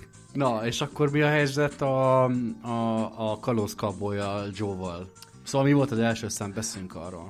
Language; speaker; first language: Hungarian; native; Hungarian